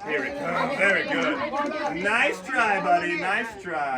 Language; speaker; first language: English; native; English